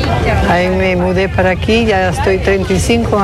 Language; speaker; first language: Spanish; non-native, fluent; Portuguese